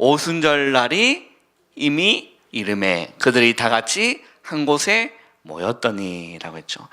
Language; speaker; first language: Korean; native; Korean